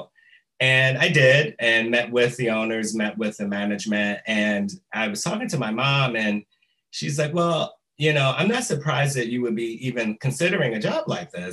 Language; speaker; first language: English; native; English